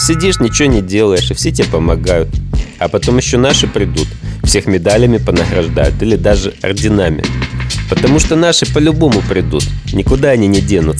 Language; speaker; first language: Russian; native; Russian